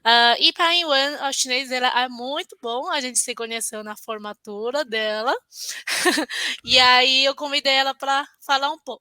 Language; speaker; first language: Portuguese; non-native, fluent; Chinese